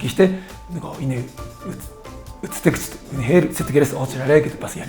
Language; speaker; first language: Mongolian; non-native, learner; Korean